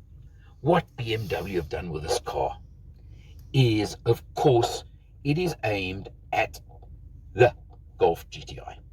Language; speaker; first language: English; native; English